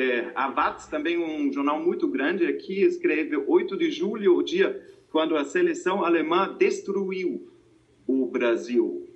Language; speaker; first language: Portuguese; non-native, fluent; German